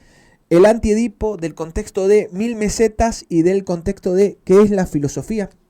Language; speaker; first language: Spanish; native; Spanish